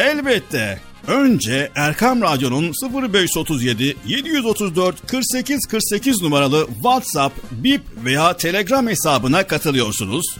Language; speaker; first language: Turkish; native; Turkish